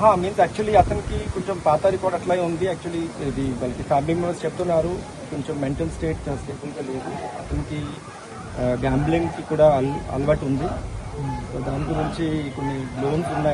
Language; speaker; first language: Telugu; non-native, learner; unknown